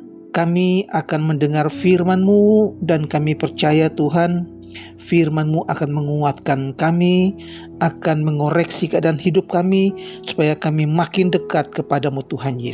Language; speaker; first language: Indonesian; native; Indonesian